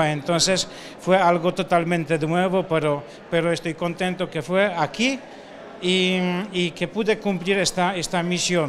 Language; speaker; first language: Spanish; non-native, fluent; Polish